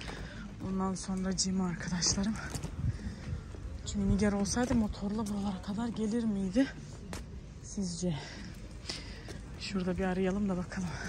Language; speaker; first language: Turkish; early bilingual, heritage; Turkish